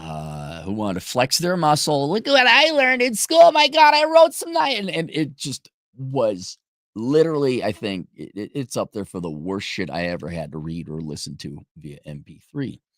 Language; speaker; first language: English; native; English